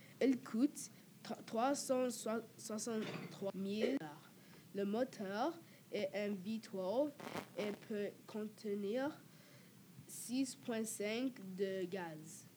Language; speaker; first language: French; non-native, learner; English